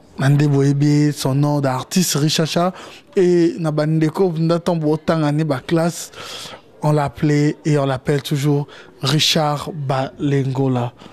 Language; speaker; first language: French; non-native, local second language; Lingala